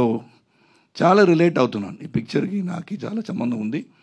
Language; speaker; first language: Telugu; non-native, local second language; Tamil